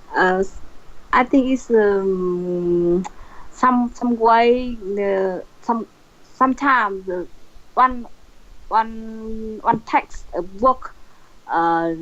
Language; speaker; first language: English; non-native, learner; Vietnamese